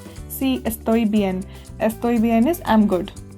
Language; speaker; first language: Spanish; non-native, fluent; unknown